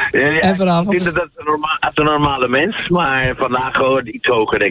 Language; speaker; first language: Dutch; non-native, fluent; Spanish